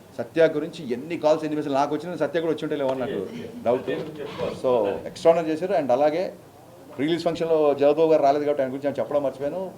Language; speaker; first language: Telugu; native; Telugu